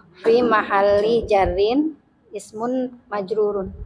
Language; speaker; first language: Arabic; non-native, learner; Indonesian